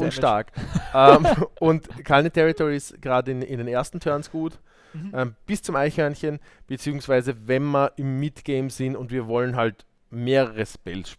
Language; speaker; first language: German; native; German